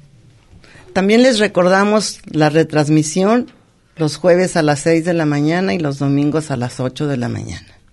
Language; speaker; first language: Spanish; native; Spanish